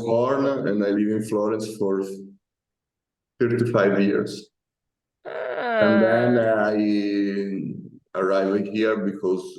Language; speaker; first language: English; non-native, learner; Italian